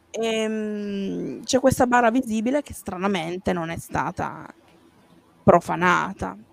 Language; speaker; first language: Italian; native; Italian